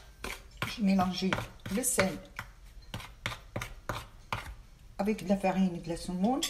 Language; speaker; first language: French; non-native, fluent; Arabic